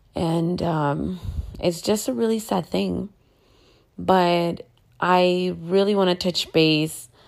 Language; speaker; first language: English; early bilingual, other home language; Spanish